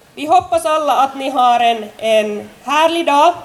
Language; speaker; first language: Swedish; non-native, local second language; Finnish